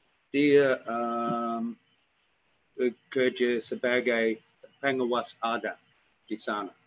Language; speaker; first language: Indonesian; non-native, fluent; English